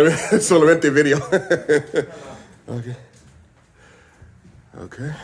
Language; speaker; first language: Spanish; non-native, learner; English